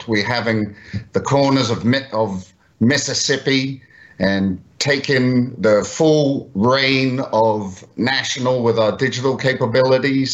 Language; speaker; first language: English; native; English